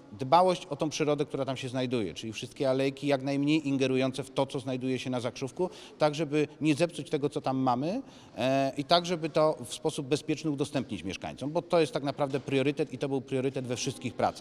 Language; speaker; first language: Polish; native; Polish